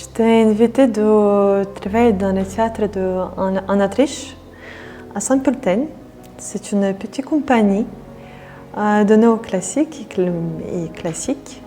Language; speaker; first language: French; non-native, fluent; Russian